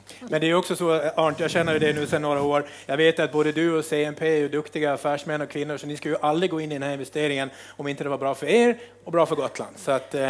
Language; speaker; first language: Swedish; native; Swedish